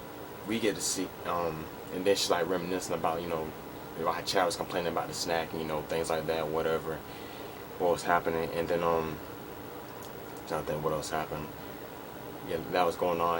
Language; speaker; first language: English; native; English